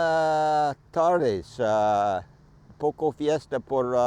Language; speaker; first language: Spanish; non-native, learner; English